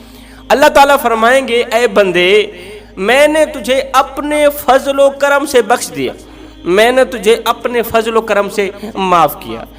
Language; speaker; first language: Urdu; native; Urdu